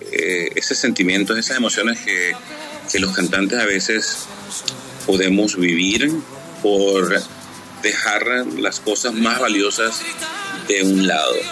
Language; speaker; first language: Spanish; native; Spanish